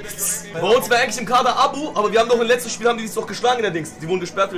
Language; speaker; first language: German; early bilingual, other home language; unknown